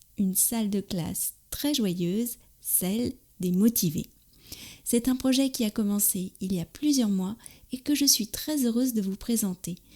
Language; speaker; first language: French; native; French